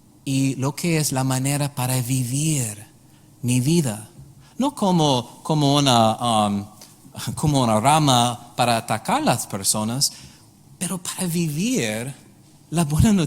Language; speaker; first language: Spanish; non-native, learner; English